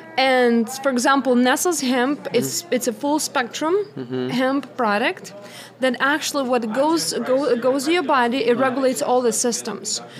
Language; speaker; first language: English; non-native, fluent; Lithuanian